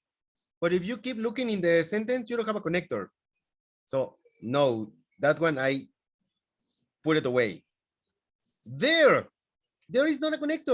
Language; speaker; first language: English; non-native, fluent; Spanish